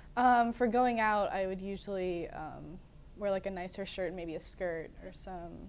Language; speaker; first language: English; native; English